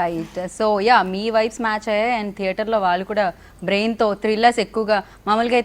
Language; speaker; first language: Telugu; native; Telugu